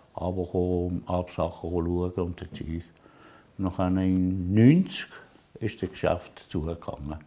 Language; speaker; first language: German; non-native, learner; Italian